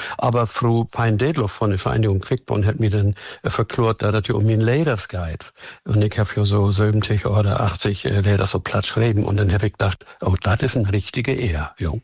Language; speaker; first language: German; native; German